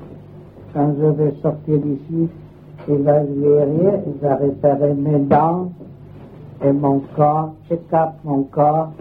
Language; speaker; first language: French; non-native, learner; Vietnamese